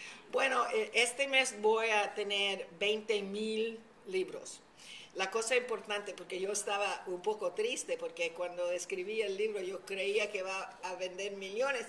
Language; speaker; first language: Spanish; early bilingual, heritage; Spanish